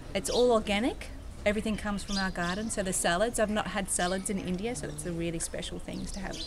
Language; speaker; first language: English; native; English